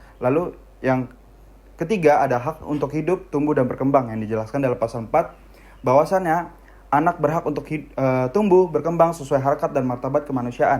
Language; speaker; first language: Indonesian; native; Indonesian